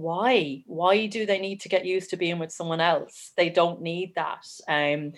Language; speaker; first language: English; native; English